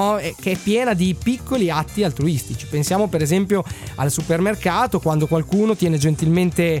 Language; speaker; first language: Italian; native; Italian